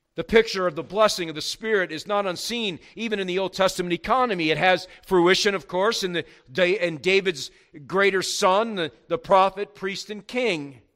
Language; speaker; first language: English; native; English